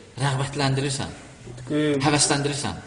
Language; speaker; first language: Russian; non-native, learner; Turkish